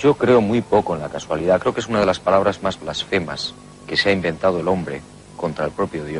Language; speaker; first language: Spanish; native; Spanish